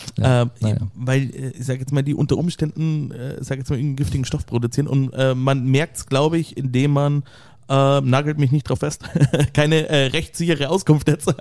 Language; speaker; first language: German; native; German